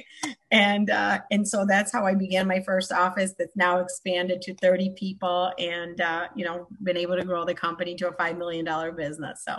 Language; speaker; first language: English; early bilingual, other home language; Polish